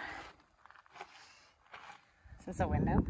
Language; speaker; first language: English; native; English